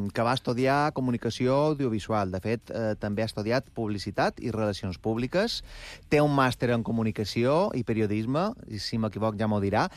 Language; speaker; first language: Catalan; native; Catalan